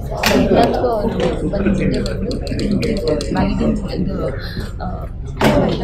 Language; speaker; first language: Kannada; non-native, local second language; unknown